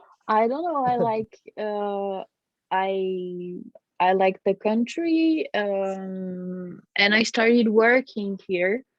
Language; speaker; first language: English; non-native, fluent; French